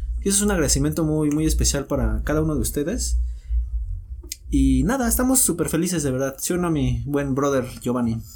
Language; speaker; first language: Spanish; native; Spanish